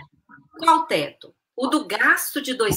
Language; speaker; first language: Portuguese; native; Portuguese